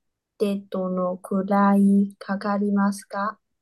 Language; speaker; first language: Japanese; non-native, learner; Chinese